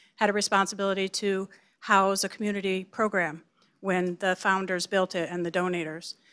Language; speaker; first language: English; native; English